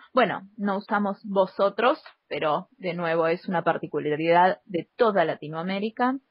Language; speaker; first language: Spanish; native; Spanish